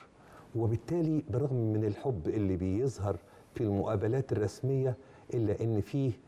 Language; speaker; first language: Arabic; native; Arabic